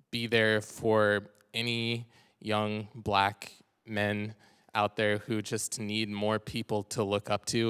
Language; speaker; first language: English; native; English